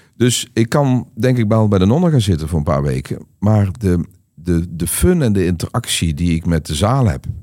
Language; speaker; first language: Dutch; native; Dutch